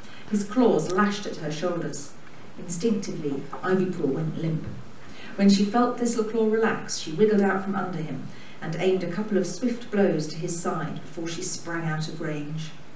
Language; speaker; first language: English; native; English